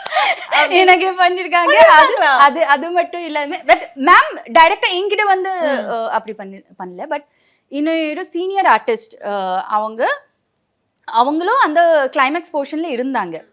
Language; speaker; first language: Tamil; non-native, local second language; Bangla